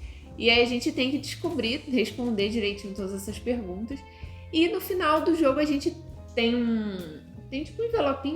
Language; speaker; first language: Portuguese; native; Portuguese